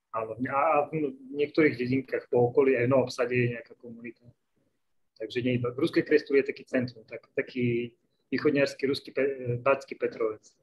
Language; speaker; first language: Slovak; native; Slovak